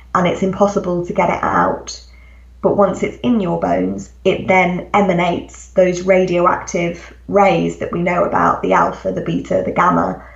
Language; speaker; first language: English; native; English